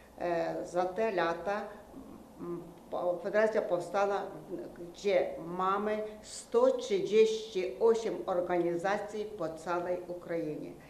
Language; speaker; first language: Ukrainian; non-native, local second language; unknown